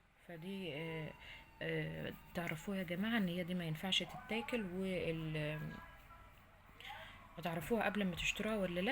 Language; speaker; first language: Arabic; native; Arabic